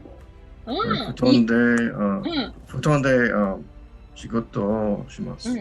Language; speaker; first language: Japanese; non-native, learner; English